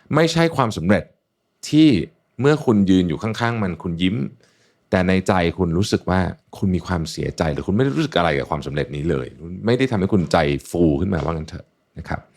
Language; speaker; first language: Thai; native; Thai